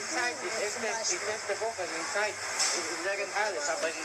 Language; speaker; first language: German; non-native, learner; Romanian